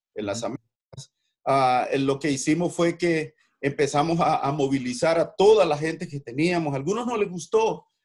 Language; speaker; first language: Spanish; native; Spanish